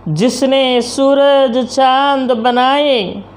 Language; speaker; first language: Hindi; non-native, local second language; Telugu